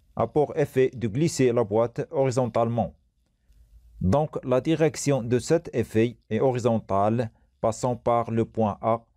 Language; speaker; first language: French; non-native, local second language; Arabic